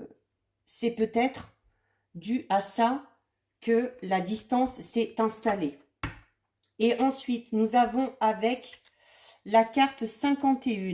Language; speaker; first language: French; native; French